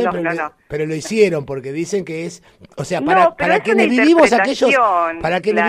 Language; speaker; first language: Spanish; native; Spanish